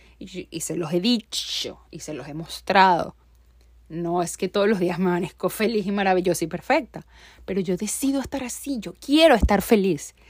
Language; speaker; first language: Spanish; native; Spanish